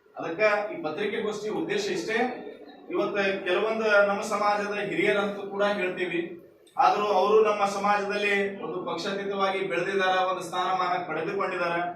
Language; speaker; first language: Kannada; non-native, local second language; Lambadi